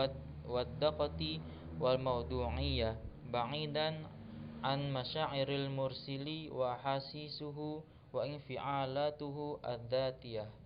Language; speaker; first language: Arabic; non-native, learner; Indonesian